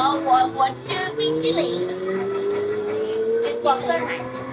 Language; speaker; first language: Chinese; non-native, learner; Vietnamese